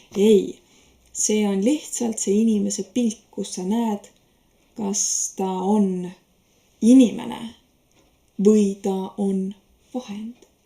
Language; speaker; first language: Estonian; native; Estonian